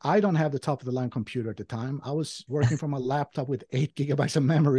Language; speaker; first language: English; non-native, fluent; Swedish